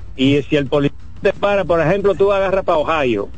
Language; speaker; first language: Spanish; native; Spanish